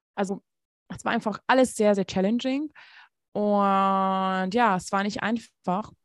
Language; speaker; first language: German; non-native, fluent; Hungarian